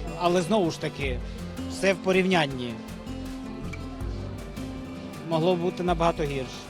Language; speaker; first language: Ukrainian; native; Ukrainian